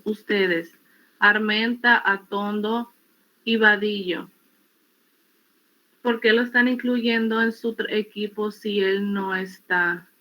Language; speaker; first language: Spanish; native; Spanish